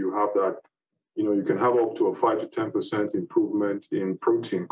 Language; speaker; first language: English; non-native, local second language; Yoruba